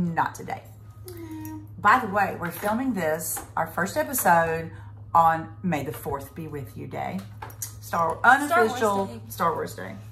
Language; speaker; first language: English; native; English